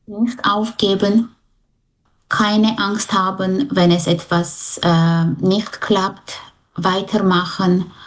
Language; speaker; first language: German; non-native, fluent; Armenian